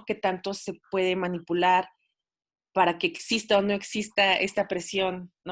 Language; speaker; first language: Spanish; native; Spanish